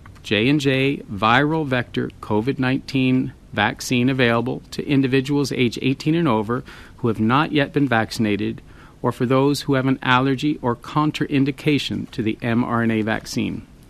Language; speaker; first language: English; native; English